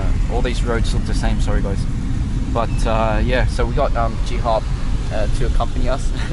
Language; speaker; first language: English; native; English